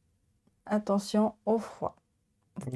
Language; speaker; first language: French; non-native, learner; Japanese